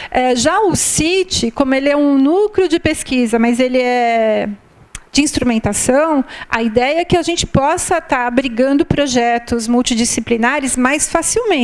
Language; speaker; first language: Portuguese; native; Portuguese